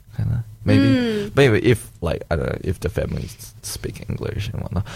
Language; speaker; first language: English; early bilingual, other home language; Chinese